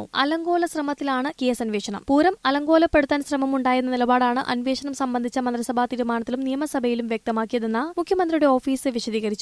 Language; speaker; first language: Malayalam; native; Malayalam